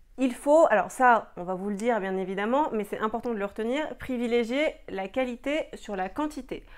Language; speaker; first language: French; native; French